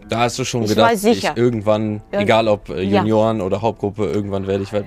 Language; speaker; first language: German; native; German